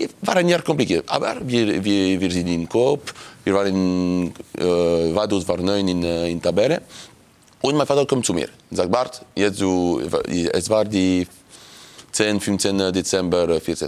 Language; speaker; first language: German; non-native, local second language; French